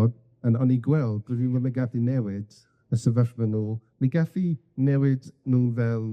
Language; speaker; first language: Welsh; non-native, fluent; English